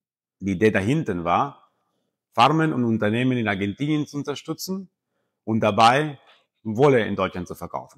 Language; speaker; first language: German; non-native, fluent; Spanish